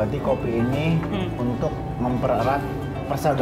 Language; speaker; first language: Indonesian; native; Indonesian